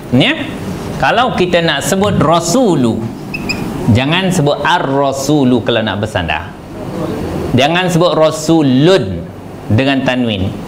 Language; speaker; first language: Malay; native; Malay